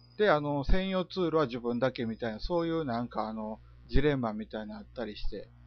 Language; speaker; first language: Japanese; native; Japanese